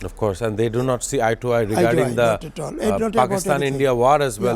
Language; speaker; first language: English; non-native, local second language; Bangla